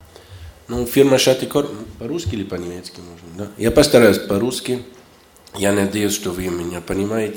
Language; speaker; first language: Russian; non-native, fluent; German